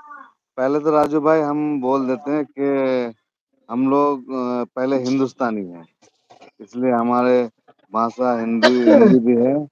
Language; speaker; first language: Hindi; non-native, local second language; Bangla